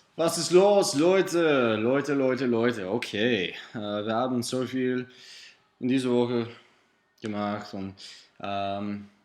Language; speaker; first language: German; non-native, learner; English